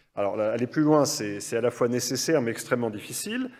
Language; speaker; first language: French; native; French